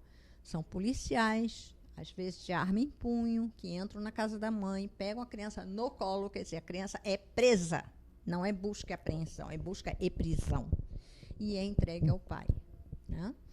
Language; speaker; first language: Portuguese; native; Portuguese